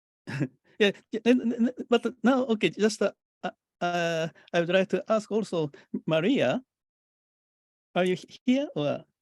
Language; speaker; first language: English; non-native, fluent; Japanese